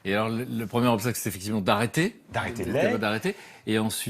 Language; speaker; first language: French; native; French